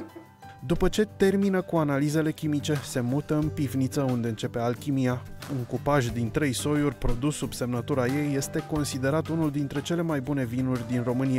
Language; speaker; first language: Romanian; native; Romanian